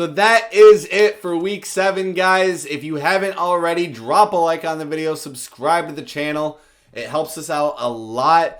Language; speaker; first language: English; native; English